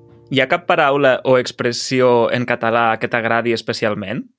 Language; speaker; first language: Catalan; native; Catalan